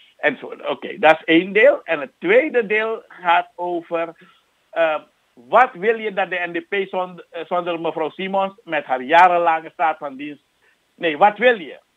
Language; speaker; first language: Dutch; native; Dutch